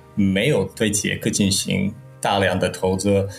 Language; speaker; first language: Chinese; non-native, fluent; Czech